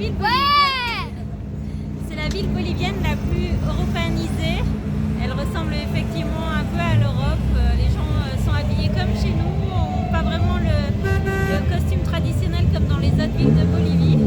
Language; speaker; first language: French; native; French